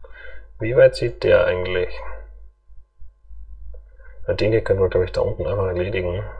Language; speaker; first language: German; native; German